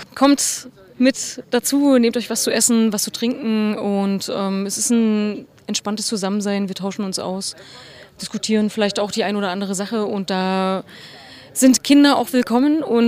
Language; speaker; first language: German; native; German